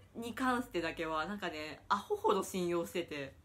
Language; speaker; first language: Japanese; native; Japanese